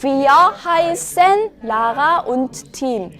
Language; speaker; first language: German; non-native, fluent; Korean